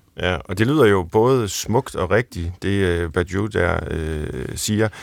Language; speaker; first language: Danish; native; Danish